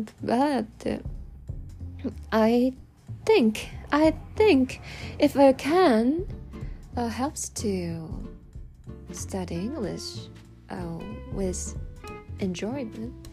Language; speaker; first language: English; non-native, learner; Japanese